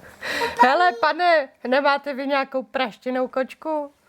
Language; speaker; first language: Czech; native; Czech